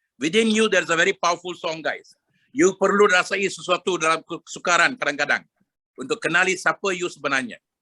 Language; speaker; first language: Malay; non-native, local second language; Tamil